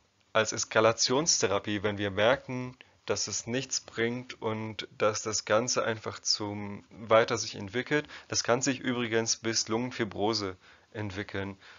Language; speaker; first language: German; non-native, fluent; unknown